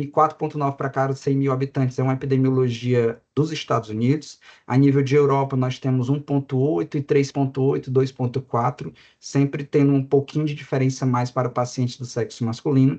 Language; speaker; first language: Portuguese; native; Portuguese